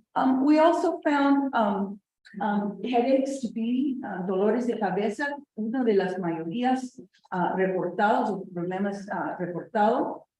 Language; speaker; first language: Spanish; non-native, fluent; English